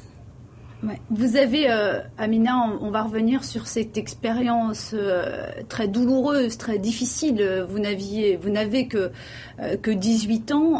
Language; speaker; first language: French; native; French